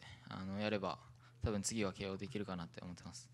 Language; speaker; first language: Japanese; native; Japanese